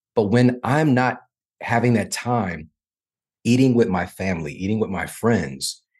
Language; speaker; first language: English; native; English